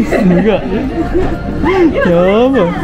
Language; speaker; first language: Japanese; non-native, fluent; Indonesian